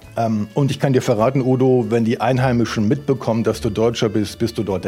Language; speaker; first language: German; native; German